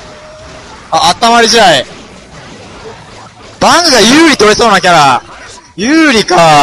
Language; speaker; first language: Japanese; native; Japanese